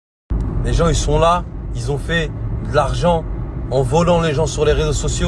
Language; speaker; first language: French; native; French